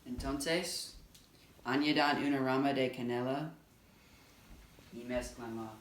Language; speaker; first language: Spanish; non-native, learner; English